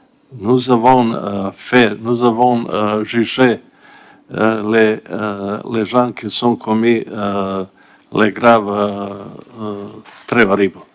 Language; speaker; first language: French; non-native, learner; Bosnian